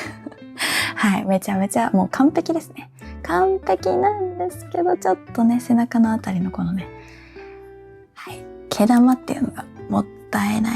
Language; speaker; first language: Japanese; native; Japanese